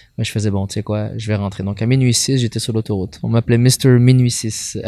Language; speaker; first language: French; native; French